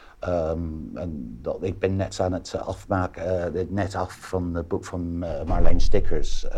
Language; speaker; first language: Dutch; non-native, fluent; English